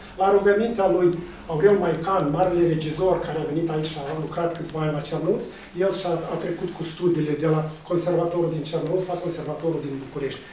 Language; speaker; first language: Romanian; native; Romanian